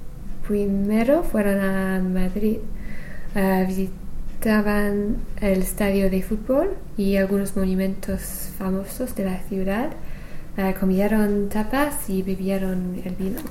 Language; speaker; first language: Spanish; non-native, learner; English